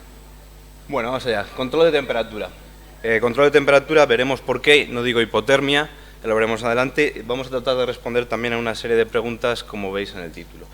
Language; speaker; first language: Spanish; native; Spanish